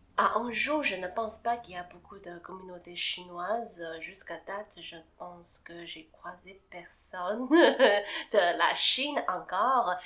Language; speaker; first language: French; non-native, fluent; Chinese